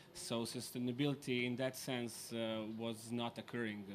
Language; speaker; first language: English; non-native, fluent; Serbian